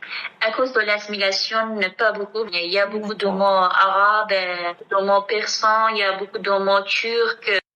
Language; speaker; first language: French; non-native, fluent; Kurdish